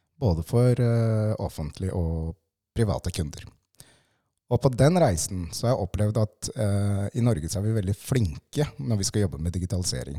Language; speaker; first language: Norwegian; early bilingual, other home language; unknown